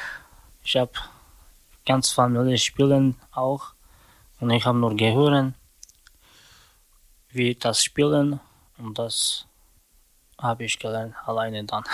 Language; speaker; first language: German; non-native, learner; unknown